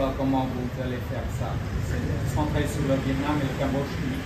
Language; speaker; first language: French; non-native, fluent; Vietnamese